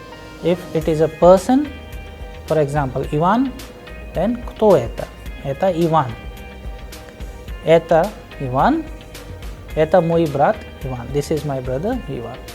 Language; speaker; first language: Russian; non-native, fluent; Hindi